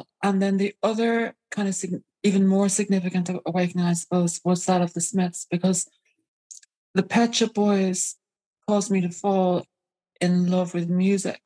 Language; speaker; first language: English; native; English